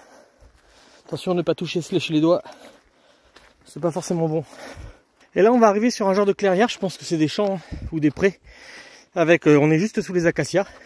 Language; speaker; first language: French; native; French